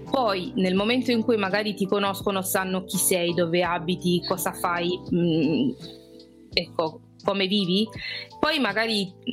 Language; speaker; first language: Italian; native; Italian